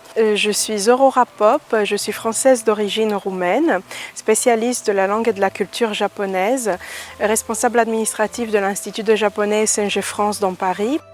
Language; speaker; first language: French; early bilingual, other home language; Romanian